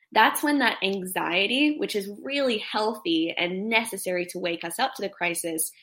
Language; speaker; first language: English; native; English